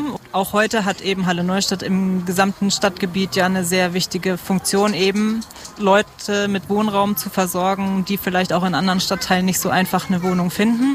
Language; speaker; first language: German; native; German